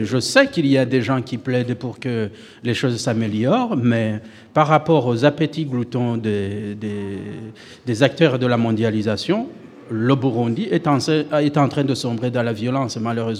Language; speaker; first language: French; non-native, local second language; Rundi